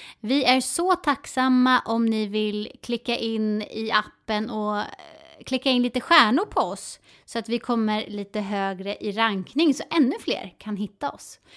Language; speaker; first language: Swedish; non-native, fluent; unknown